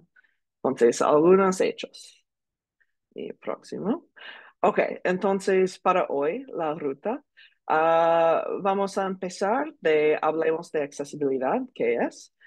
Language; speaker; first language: Spanish; non-native, learner; English